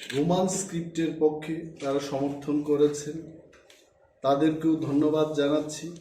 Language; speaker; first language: Bangla; non-native, local second language; Kok Borok